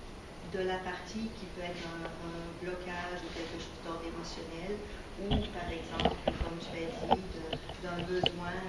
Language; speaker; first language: French; native; French